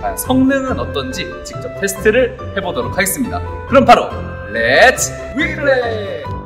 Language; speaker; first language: Korean; native; Korean